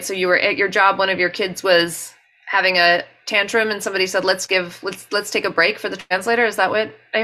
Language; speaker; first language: English; native; English